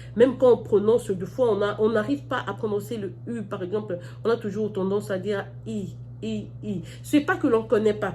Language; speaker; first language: French; non-native, local second language; Lingala